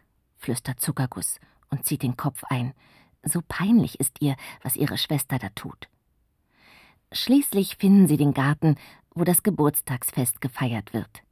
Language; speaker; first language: German; native; German